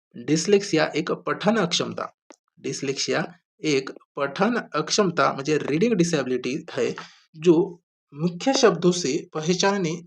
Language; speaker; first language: Hindi; non-native, local second language; Marathi